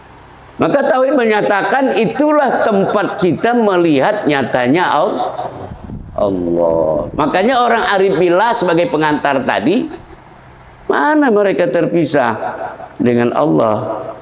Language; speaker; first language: Indonesian; native; Indonesian